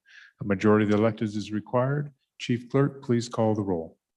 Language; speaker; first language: English; native; English